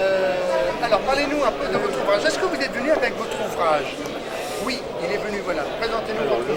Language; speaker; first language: French; native; French